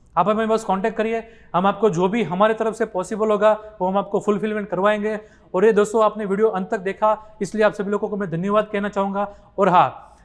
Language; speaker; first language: Hindi; non-native, local second language; Gujarati